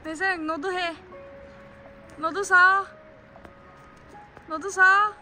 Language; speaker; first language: Korean; non-native, learner; Turkish